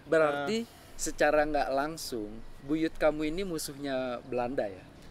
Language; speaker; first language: Indonesian; native; Indonesian